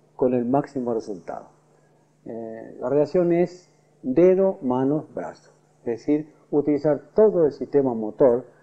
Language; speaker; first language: Spanish; native; Spanish